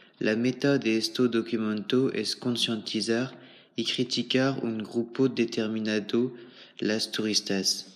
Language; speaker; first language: Spanish; non-native, learner; French